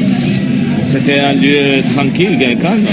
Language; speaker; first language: French; non-native, learner; Spanish